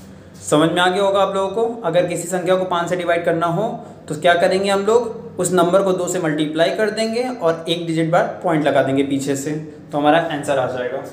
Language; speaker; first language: Hindi; native; Hindi